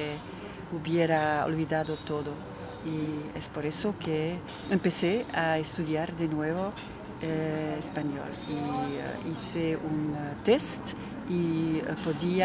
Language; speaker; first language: Spanish; non-native, fluent; Dutch